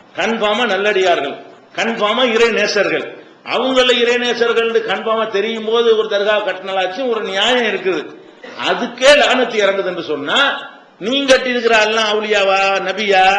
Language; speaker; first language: Tamil; native; Tamil